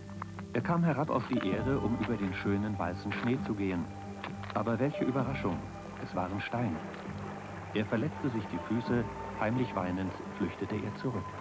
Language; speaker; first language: German; native; German